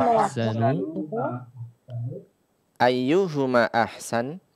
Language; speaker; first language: Arabic; non-native, fluent; Indonesian